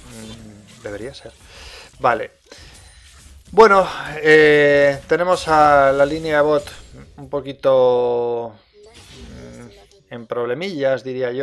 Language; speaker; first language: Spanish; native; Spanish